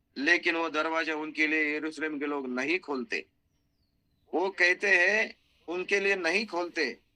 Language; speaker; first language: Hindi; non-native, local second language; Marathi